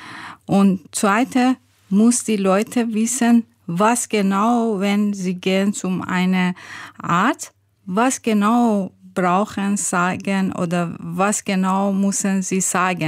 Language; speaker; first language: German; non-native, learner; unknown